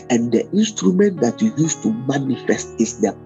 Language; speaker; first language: English; non-native, local second language; Akan